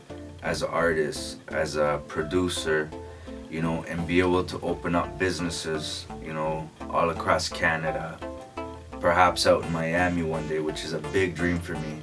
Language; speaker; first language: English; early bilingual, other home language; Spanish